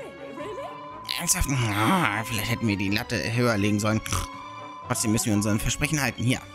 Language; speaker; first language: German; native; German